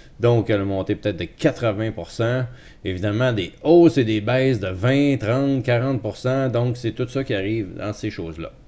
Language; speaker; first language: French; native; French